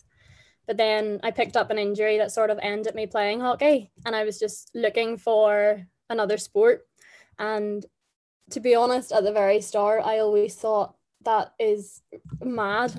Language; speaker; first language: English; native; English